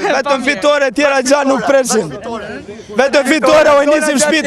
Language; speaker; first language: Albanian; native; Albanian